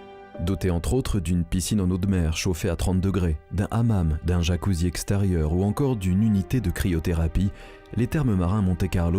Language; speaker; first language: French; native; French